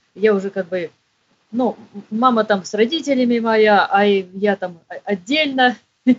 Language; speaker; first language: Russian; native; Russian